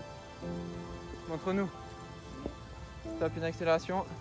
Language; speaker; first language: French; native; French